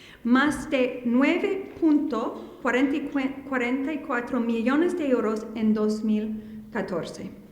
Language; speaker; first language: Spanish; non-native, fluent; English